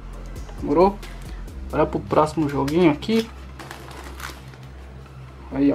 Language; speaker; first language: Portuguese; native; Portuguese